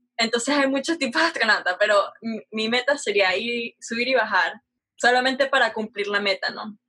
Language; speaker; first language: Spanish; native; Spanish